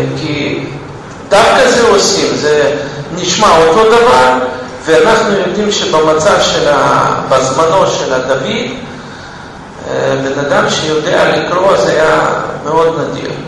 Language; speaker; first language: Hebrew; non-native, fluent; Russian